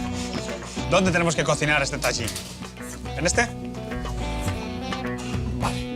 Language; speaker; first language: Spanish; native; Spanish